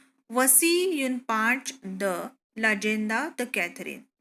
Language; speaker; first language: French; non-native, learner; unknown